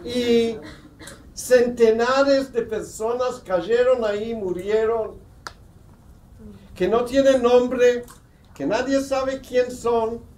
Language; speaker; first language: Spanish; non-native, fluent; Hebrew